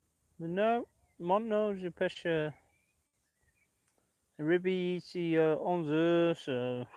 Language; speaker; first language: French; non-native, learner; English